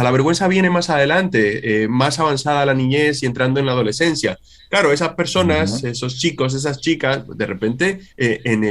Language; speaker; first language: Spanish; native; Spanish